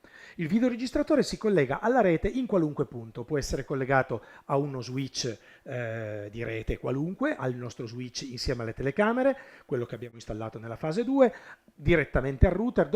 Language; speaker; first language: Italian; native; Italian